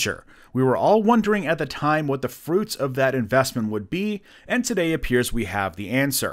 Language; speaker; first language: English; native; English